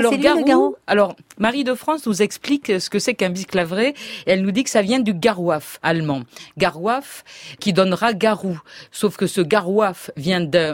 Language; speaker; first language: French; native; French